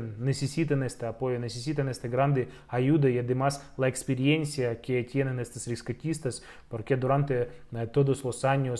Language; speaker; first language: Spanish; non-native, fluent; Russian